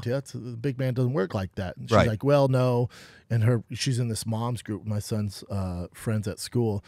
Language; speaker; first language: English; native; English